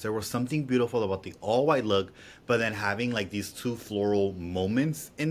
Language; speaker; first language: English; native; English